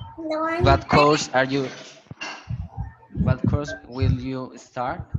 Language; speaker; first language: English; non-native, learner; Spanish